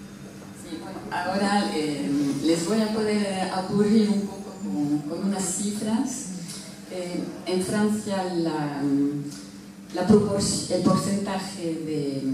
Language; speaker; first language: Spanish; non-native, fluent; French